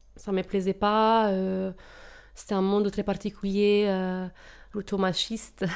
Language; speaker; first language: French; non-native, fluent; Italian